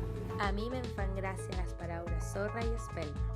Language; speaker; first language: Catalan; non-native, learner; Spanish